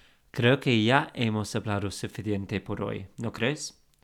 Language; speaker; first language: Spanish; non-native, fluent; English